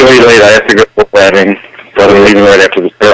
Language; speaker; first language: English; native; English